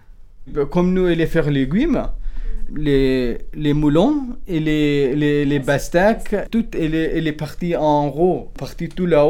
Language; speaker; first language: French; non-native, learner; Kurdish